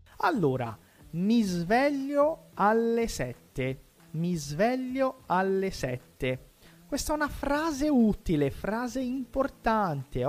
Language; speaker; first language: Italian; non-native, fluent; Portuguese